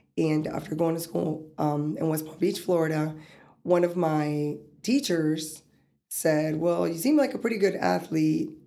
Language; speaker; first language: English; early bilingual, other home language; Spanish